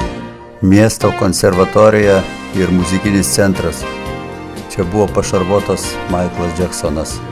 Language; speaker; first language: Lithuanian; native; Lithuanian